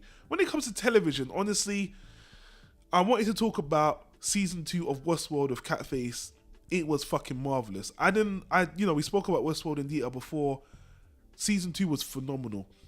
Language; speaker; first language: English; native; English